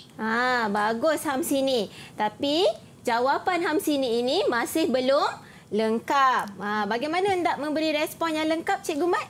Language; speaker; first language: Malay; native; Malay